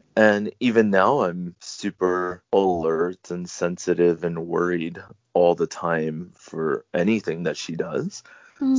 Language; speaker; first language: English; native; English